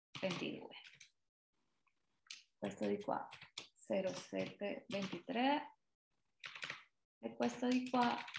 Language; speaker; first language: Italian; non-native, fluent; Spanish